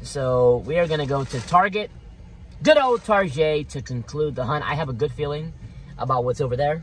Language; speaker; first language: English; native; English